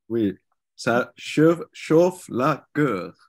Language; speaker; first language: French; non-native, learner; Dutch